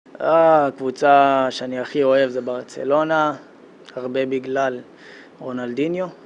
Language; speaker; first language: Hebrew; early bilingual, other home language; Amharic